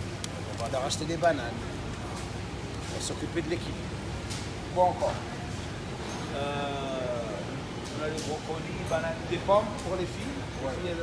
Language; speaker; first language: French; non-native, local second language; Arabic